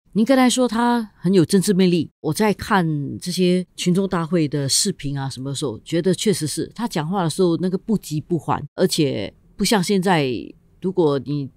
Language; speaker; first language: Chinese; native; Chinese